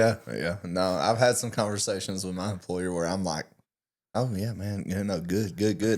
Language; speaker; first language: English; native; English